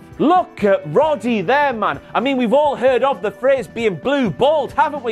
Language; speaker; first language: English; native; English